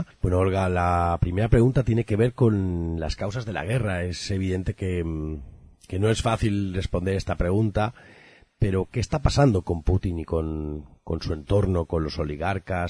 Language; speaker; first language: Spanish; native; Spanish